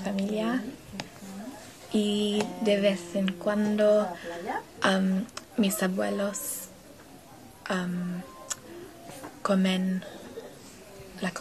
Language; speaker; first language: Spanish; non-native, learner; English